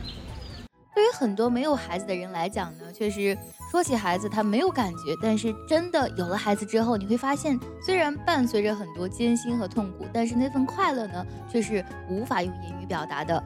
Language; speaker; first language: Chinese; native; Chinese